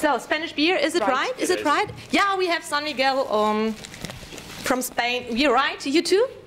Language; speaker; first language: English; non-native, fluent; German